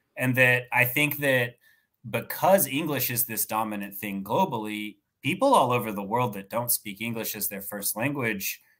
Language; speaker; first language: English; native; English